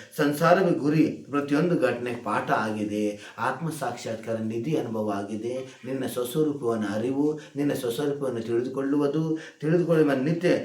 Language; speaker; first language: Kannada; non-native, local second language; Hindi